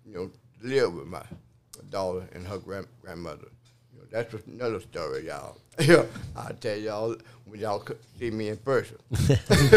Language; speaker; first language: English; native; English